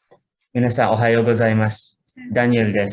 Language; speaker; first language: Japanese; non-native, fluent; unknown